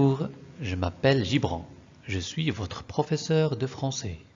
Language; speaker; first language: French; non-native, local second language; Arabic